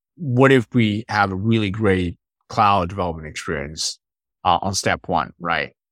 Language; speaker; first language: English; non-native, fluent; Chinese